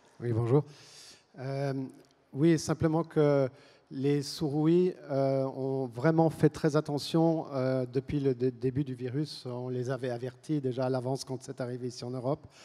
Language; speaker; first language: French; native; French